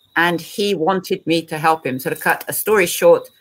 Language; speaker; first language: English; native; English